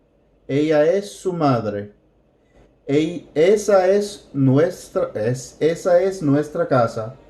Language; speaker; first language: Spanish; non-native, fluent; English